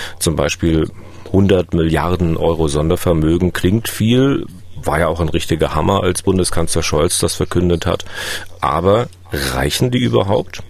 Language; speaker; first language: German; native; German